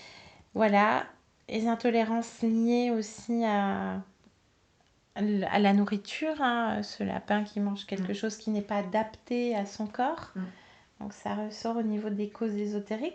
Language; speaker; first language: French; native; French